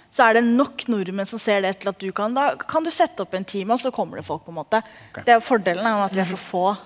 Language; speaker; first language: Norwegian; early bilingual, other home language; Somali